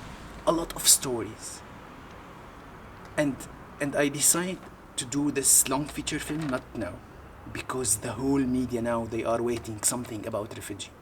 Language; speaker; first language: English; non-native, learner; Arabic